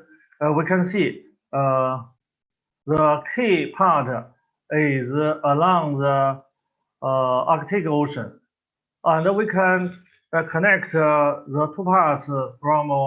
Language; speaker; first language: English; non-native, learner; Chinese